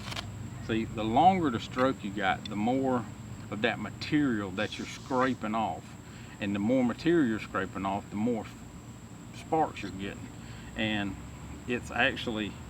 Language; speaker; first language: English; native; English